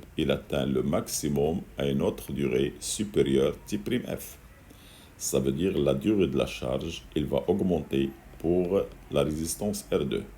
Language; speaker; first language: French; non-native, local second language; Arabic